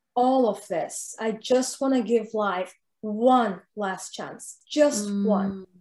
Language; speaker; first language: English; non-native, fluent; Arabic